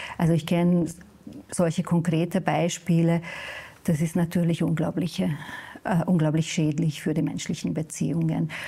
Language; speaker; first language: German; non-native, fluent; Hungarian